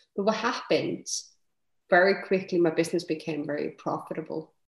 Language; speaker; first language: English; non-native, fluent; Icelandic